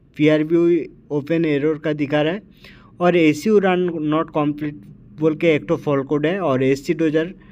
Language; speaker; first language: Hindi; native; Hindi